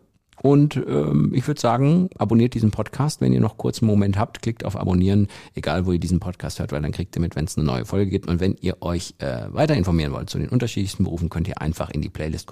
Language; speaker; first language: German; native; German